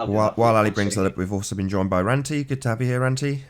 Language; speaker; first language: English; native; English